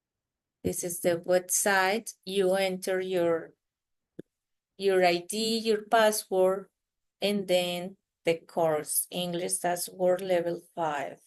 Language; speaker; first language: English; non-native, fluent; Spanish